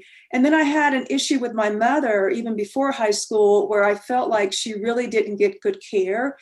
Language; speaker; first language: English; native; English